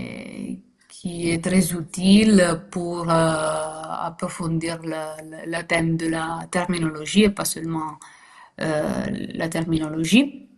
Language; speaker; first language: French; non-native, fluent; Italian